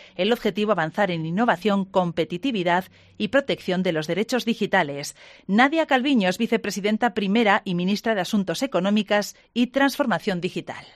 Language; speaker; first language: Spanish; native; Spanish